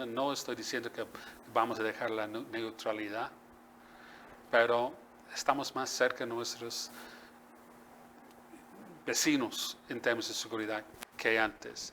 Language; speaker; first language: Spanish; non-native, fluent; English